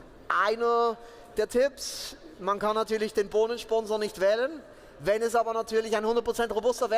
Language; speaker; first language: German; native; German